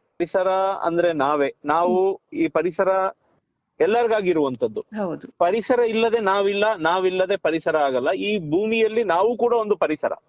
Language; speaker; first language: Kannada; non-native, local second language; Kodava